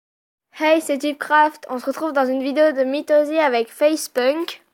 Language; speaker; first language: French; native; French